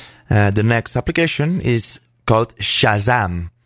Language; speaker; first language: English; non-native, fluent; Catalan